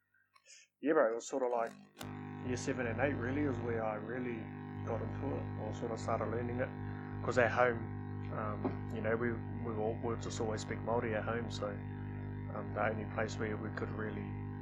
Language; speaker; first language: English; non-native, local second language; Māori